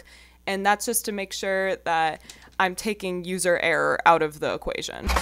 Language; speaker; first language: English; native; English